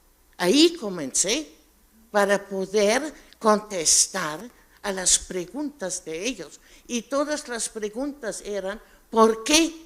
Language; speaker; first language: Spanish; non-native, fluent; German